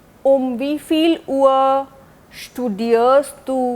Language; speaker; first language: German; non-native, fluent; Hindi